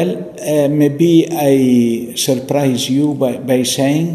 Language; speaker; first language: English; non-native, fluent; Italian